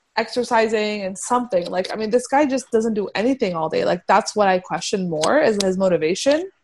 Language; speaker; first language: English; early bilingual, heritage; Persian